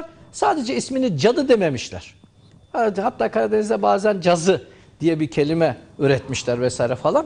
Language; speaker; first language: Turkish; native; Turkish